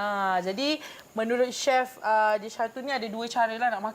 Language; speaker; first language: Malay; native; Malay